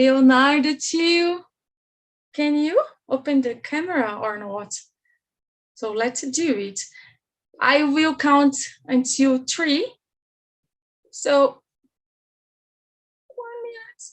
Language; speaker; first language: English; non-native, learner; Portuguese